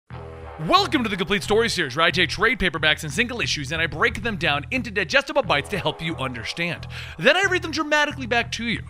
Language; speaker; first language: English; native; English